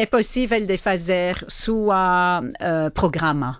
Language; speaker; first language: Portuguese; non-native, fluent; French